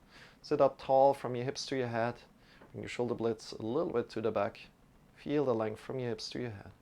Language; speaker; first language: English; non-native, fluent; German